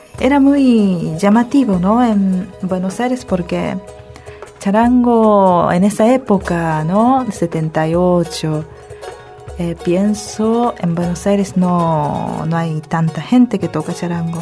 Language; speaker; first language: Spanish; early bilingual, other home language; Japanese